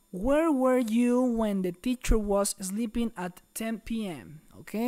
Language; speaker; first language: English; non-native, fluent; Spanish